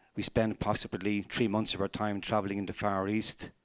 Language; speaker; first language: English; native; English